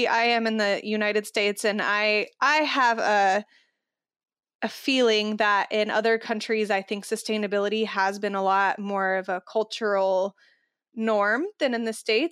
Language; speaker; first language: English; native; English